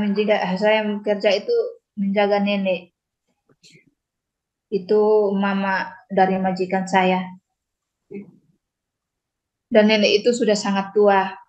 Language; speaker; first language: Indonesian; non-native, local second language; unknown